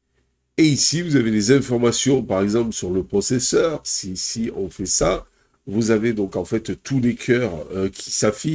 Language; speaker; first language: French; native; French